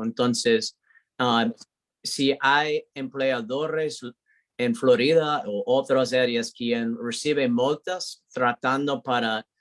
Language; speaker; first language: Spanish; non-native, learner; English